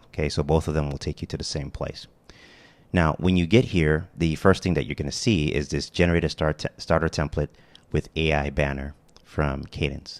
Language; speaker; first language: English; native; English